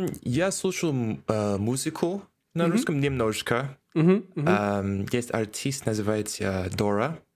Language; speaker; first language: Russian; non-native, learner; English